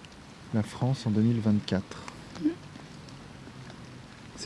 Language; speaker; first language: French; native; French